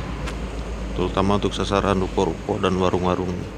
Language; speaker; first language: Indonesian; native; Indonesian